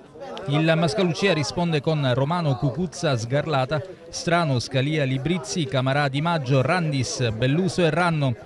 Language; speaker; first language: Italian; native; Italian